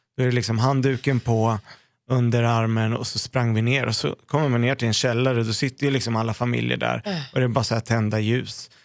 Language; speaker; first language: Swedish; early bilingual, other home language; Arabic